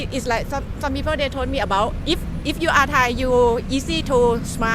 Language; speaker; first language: English; non-native, learner; Thai